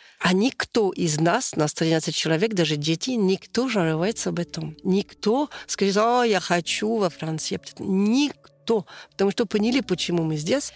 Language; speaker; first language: Russian; non-native, learner; French